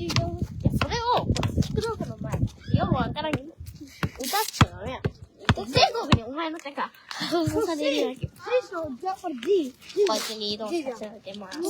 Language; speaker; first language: Japanese; native; Japanese